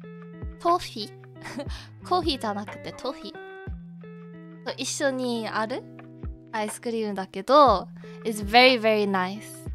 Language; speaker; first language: Japanese; non-native, learner; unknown